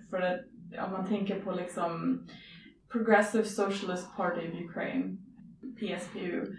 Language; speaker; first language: Swedish; non-native, fluent; English